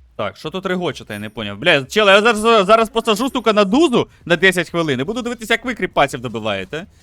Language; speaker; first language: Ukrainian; non-native, local second language; Russian